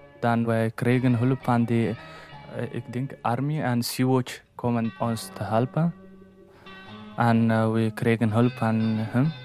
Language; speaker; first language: Dutch; non-native, learner; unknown